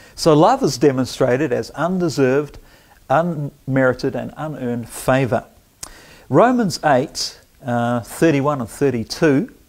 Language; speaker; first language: English; native; English